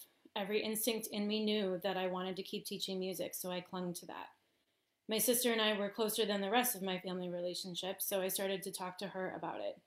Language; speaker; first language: English; native; English